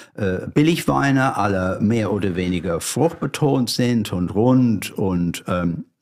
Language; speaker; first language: German; non-native, fluent; English